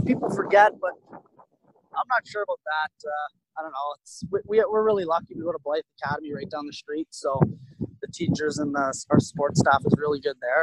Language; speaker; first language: English; native; English